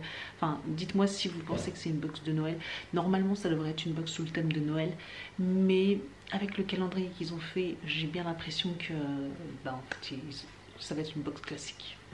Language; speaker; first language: French; native; French